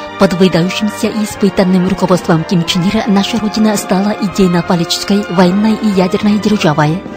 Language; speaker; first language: Russian; non-native, fluent; Korean